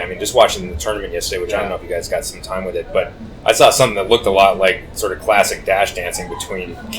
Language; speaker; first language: English; native; English